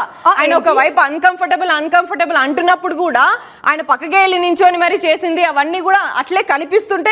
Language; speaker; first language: Telugu; native; Telugu